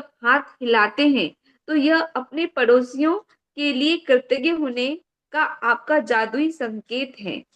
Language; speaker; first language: Hindi; native; Hindi